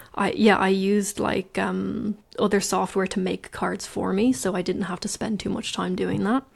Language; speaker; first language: English; native; English